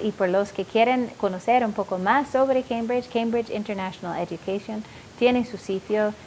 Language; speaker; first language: Spanish; non-native, fluent; English